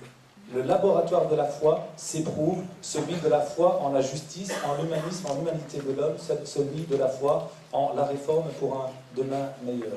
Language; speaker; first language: French; native; French